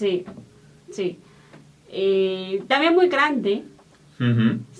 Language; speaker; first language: Spanish; non-native, learner; Chinese